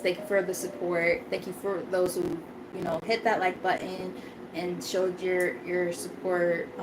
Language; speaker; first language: English; native; English